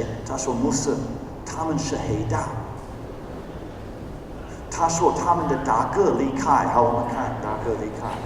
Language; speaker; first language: Chinese; non-native, fluent; English